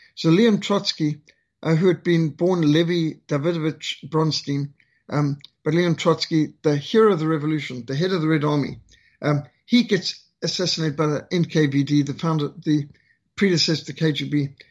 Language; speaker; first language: English; native; English